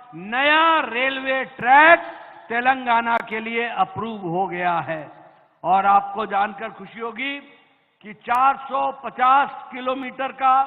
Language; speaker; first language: Hindi; native; Hindi